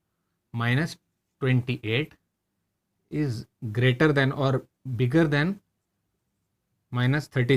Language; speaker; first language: English; non-native, local second language; Hindi